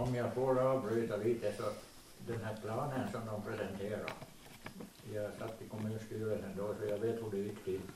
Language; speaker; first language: Swedish; native; Swedish